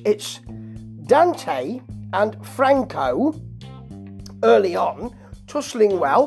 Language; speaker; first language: English; native; English